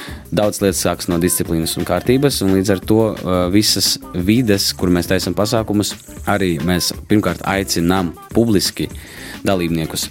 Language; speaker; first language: Latvian; non-native, local second language; Russian